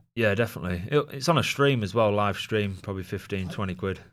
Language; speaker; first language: English; native; English